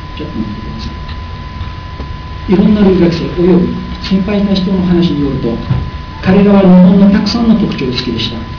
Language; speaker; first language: Japanese; non-native, learner; Uzbek